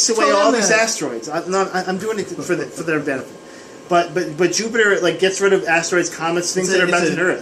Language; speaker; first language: English; native; English